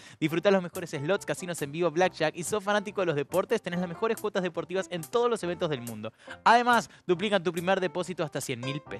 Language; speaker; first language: Spanish; native; Spanish